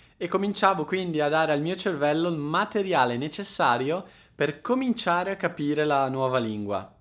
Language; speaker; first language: Italian; native; Italian